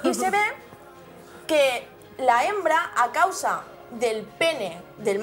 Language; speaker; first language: Spanish; native; Spanish